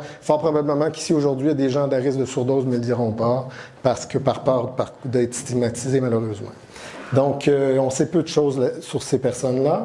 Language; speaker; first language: French; native; French